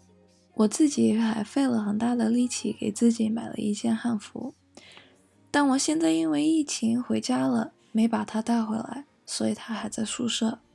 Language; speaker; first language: Chinese; early bilingual, heritage; English